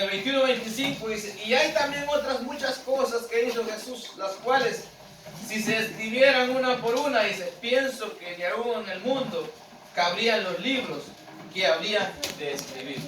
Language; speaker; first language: Spanish; native; Spanish